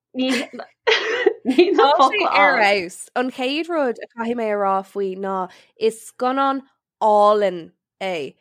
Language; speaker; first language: Irish; non-native, local second language; English